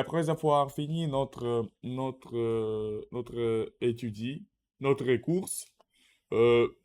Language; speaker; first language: French; non-native, learner; Russian